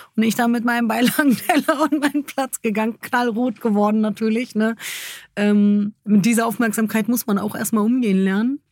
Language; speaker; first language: German; early bilingual, other home language; Kurdish